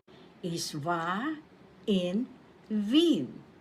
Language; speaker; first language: German; non-native, fluent; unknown